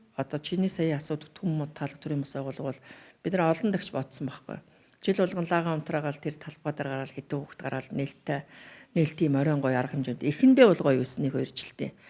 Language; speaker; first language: Mongolian; native; Mongolian